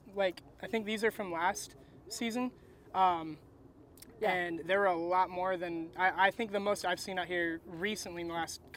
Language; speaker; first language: English; native; English